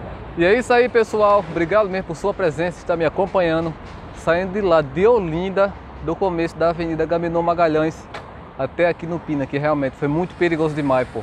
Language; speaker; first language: Portuguese; native; Portuguese